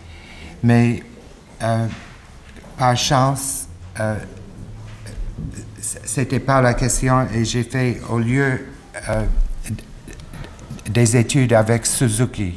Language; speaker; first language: French; non-native, learner; English